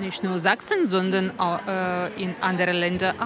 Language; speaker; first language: German; non-native, learner; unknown